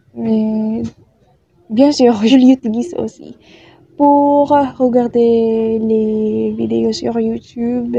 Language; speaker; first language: French; non-native, learner; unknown